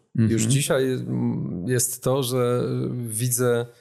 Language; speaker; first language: Polish; native; Polish